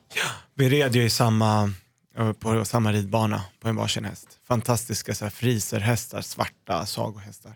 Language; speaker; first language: Swedish; early bilingual, other home language; Arabic